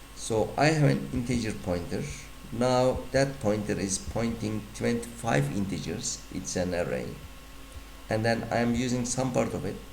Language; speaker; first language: English; non-native, fluent; Turkish